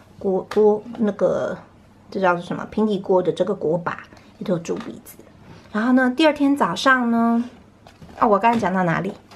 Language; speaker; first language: Chinese; native; Chinese